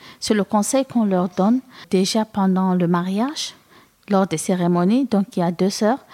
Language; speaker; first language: French; non-native, local second language; Fula